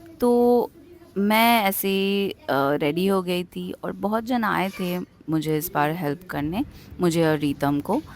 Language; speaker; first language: Hindi; non-native, local second language; Bangla